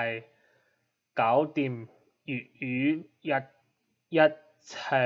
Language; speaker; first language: Chinese; non-native, learner; English